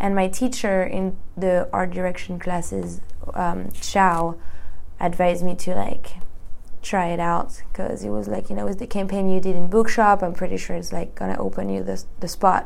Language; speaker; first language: English; non-native, fluent; French